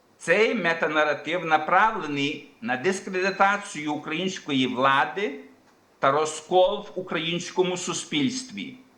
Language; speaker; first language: Ukrainian; early bilingual, heritage; Ukrainian